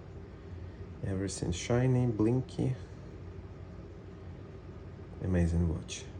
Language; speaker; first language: English; non-native, fluent; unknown